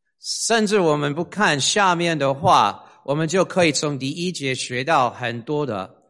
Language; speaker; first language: Chinese; non-native, fluent; English